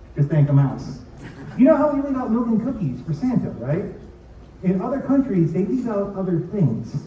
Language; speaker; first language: English; native; English